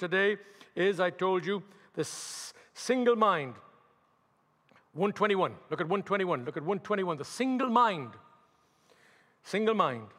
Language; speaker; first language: English; native; English